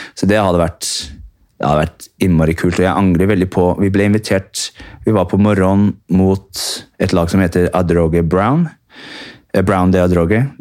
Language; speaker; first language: Norwegian; early bilingual, heritage; Norwegian